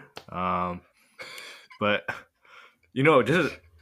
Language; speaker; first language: English; native; English